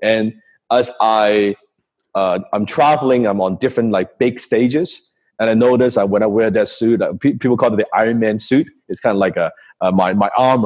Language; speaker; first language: English; non-native, local second language; Cantonese